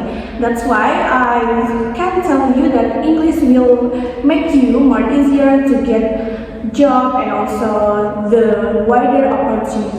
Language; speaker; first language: English; non-native, fluent; Indonesian